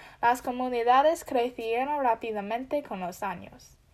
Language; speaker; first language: Spanish; non-native, learner; English